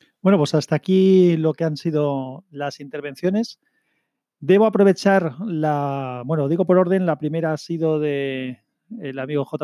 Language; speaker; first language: Spanish; native; Spanish